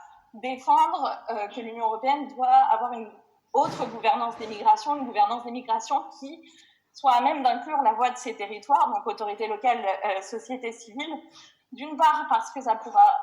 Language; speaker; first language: French; native; French